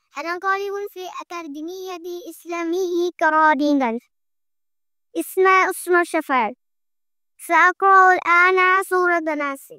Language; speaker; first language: Arabic; non-native, learner; Bangla